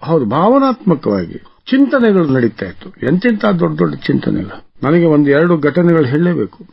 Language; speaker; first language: Kannada; native; Kannada